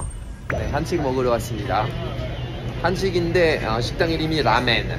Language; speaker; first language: Korean; non-native, fluent; French